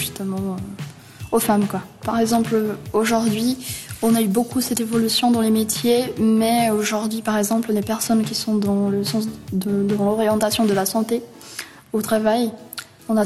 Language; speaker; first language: French; early bilingual, other home language; Portuguese